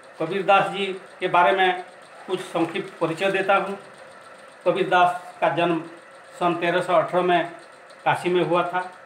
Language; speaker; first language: Hindi; non-native, local second language; Odia